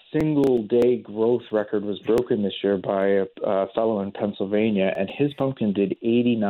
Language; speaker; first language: English; native; English